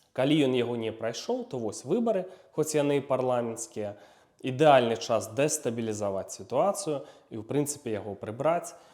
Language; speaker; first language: Belarusian; non-native, local second language; Russian